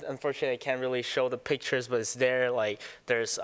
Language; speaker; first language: English; non-native, local second language; Cantonese